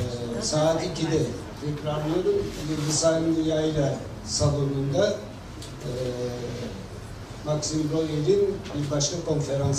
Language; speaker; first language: Turkish; native; Turkish